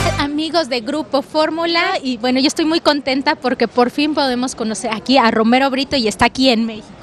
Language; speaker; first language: Spanish; native; Spanish